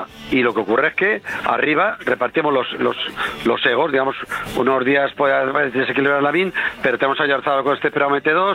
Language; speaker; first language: Spanish; native; Spanish